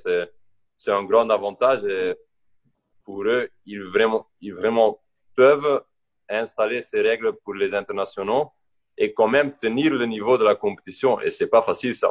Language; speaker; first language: French; non-native, local second language; Dutch